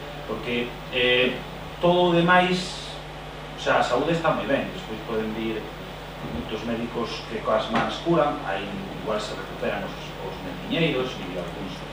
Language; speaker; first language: Galician; non-native, fluent; Spanish